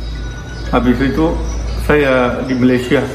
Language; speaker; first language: Indonesian; non-native, learner; Rohingya